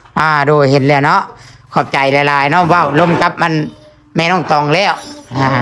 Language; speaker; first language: Thai; non-native, local second language; Lao